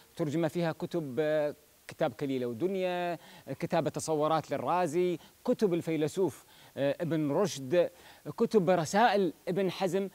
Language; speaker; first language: Arabic; native; Arabic